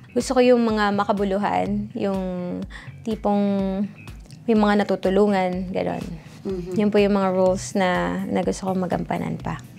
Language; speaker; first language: Filipino; early bilingual, heritage; Filipino